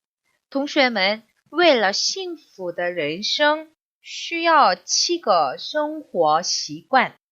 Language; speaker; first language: Chinese; non-native, fluent; Korean